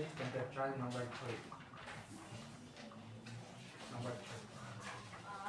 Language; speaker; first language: English; non-native, learner; Spanish